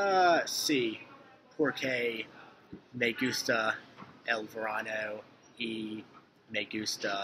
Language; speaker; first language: Spanish; non-native, learner; English